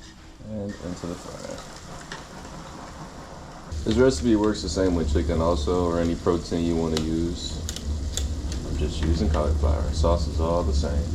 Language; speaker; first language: English; native; English